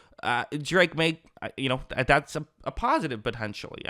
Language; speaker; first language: English; native; English